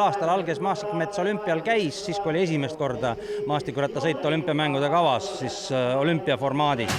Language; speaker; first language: Estonian; native; Estonian